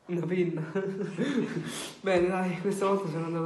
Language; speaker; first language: Italian; native; Italian